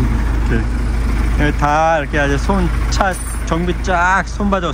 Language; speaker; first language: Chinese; non-native, learner; Korean